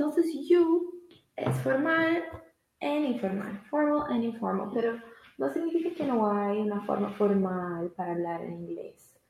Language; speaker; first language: Spanish; non-native, fluent; Portuguese